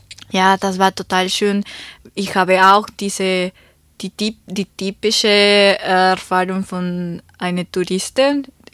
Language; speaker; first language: German; non-native, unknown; Spanish